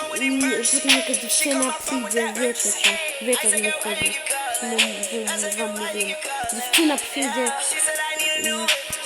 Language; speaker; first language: Polish; early bilingual, heritage; Polish